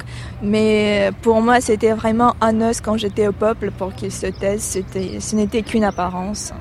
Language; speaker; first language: French; non-native, fluent; Russian